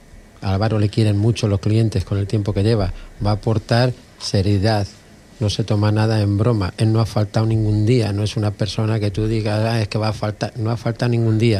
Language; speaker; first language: Spanish; native; Spanish